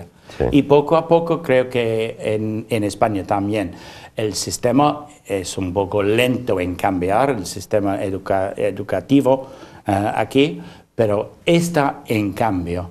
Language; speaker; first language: Spanish; non-native, fluent; English